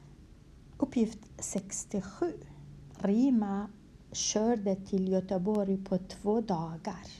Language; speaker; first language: Swedish; non-native, fluent; Kurdish